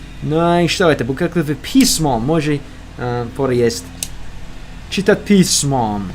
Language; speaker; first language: Russian; non-native, learner; English